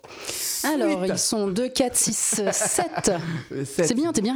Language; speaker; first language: French; native; French